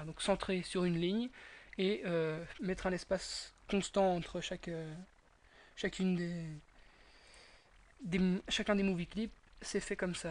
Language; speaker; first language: French; native; French